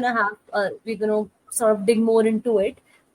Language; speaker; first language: English; non-native, local second language; Hindi